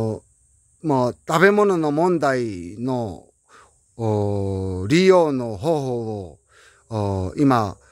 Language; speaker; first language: Japanese; non-native, learner; Korean